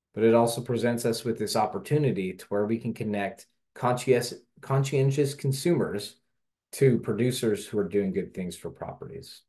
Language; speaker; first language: English; native; English